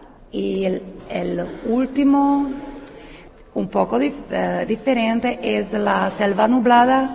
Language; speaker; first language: Spanish; non-native, fluent; Czech